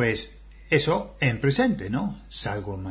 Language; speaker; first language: Spanish; non-native, fluent; English